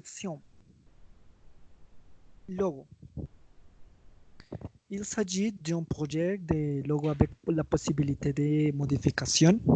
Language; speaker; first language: French; non-native, learner; Spanish